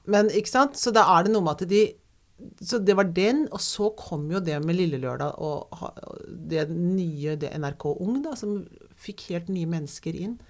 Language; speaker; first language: Norwegian; native; Norwegian